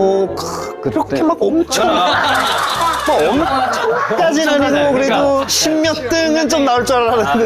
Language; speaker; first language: Korean; native; Korean